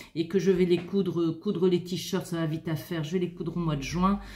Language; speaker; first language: French; native; French